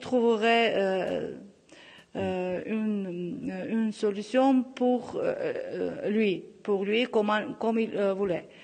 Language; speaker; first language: French; non-native, local second language; Armenian